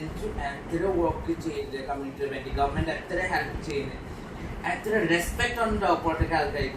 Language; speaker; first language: Malayalam; non-native, learner; Assamese